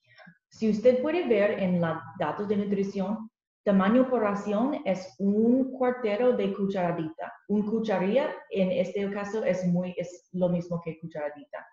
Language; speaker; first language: Spanish; non-native, learner; English